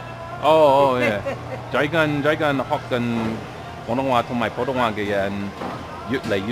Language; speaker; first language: Chinese; non-native, fluent; English